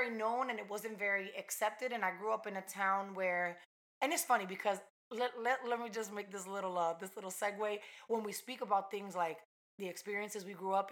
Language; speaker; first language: English; early bilingual, other home language; Spanish